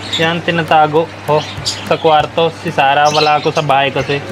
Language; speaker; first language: Filipino; non-native, learner; Punjabi